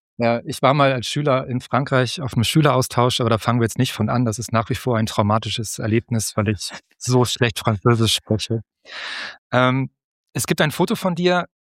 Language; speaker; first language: German; native; German